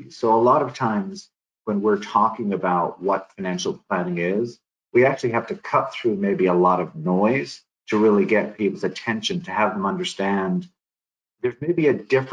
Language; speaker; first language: English; native; English